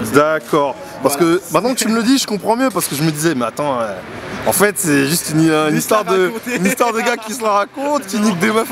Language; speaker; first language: French; native; French